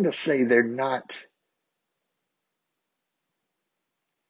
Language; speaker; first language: English; native; English